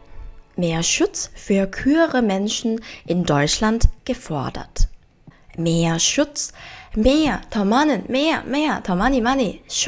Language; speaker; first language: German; non-native, fluent; Korean